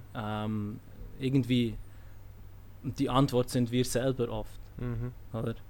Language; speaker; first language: German; native; German